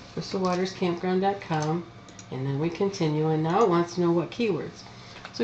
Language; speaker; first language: English; native; English